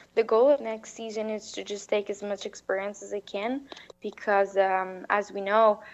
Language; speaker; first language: English; non-native, fluent; French